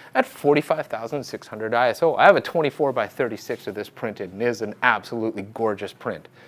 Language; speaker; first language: English; native; English